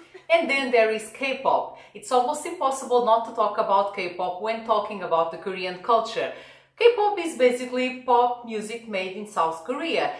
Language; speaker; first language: English; non-native, fluent; Portuguese